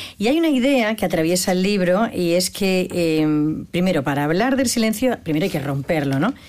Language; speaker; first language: Spanish; native; Spanish